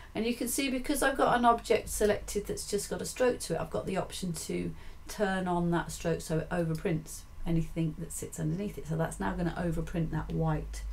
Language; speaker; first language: English; native; English